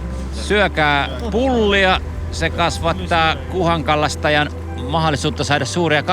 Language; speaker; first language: Finnish; native; Finnish